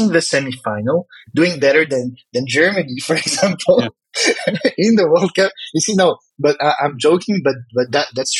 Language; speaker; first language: English; non-native, fluent; French